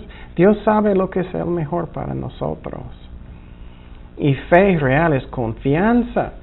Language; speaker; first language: Spanish; non-native, fluent; English